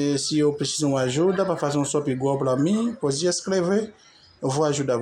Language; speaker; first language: Portuguese; non-native, learner; Haitian Creole